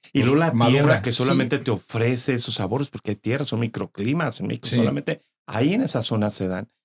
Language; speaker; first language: Spanish; native; Spanish